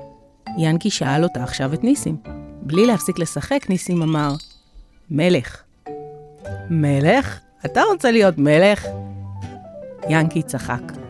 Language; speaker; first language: Hebrew; native; Hebrew